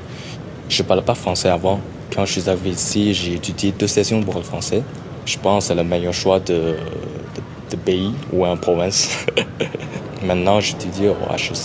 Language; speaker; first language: French; non-native, fluent; Chinese